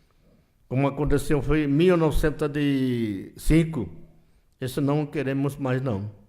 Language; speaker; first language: Portuguese; non-native, local second language; Yanomámi